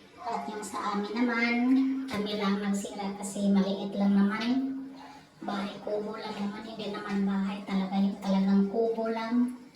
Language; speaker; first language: Filipino; native; Filipino